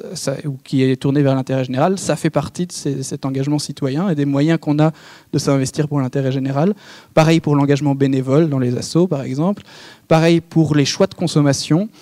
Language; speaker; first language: French; native; French